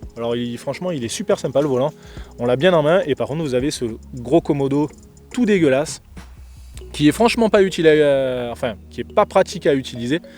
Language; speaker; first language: French; native; French